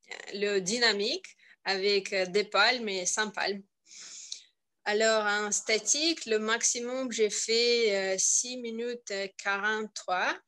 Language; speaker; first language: French; non-native, learner; Russian